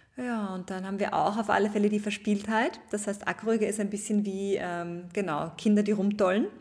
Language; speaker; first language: German; native; German